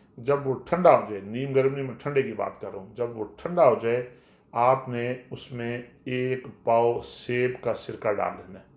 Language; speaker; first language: Urdu; non-native, local second language; Punjabi